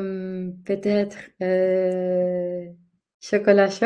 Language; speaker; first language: French; non-native, learner; Spanish